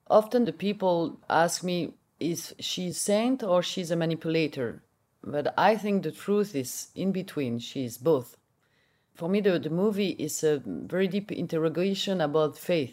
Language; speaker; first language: English; non-native, learner; French